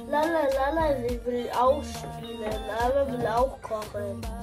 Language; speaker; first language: German; early bilingual, other home language; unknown